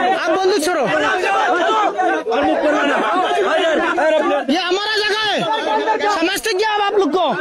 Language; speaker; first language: Hindi; non-native, learner; Bangla